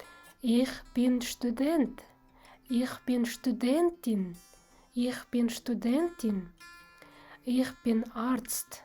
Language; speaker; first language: German; non-native, fluent; Kazakh